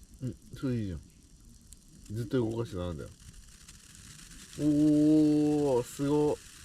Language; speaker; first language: Japanese; native; Japanese